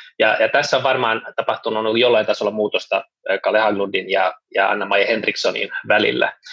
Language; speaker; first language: Finnish; non-native, local second language; Swedish